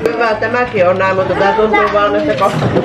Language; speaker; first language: Finnish; native; Finnish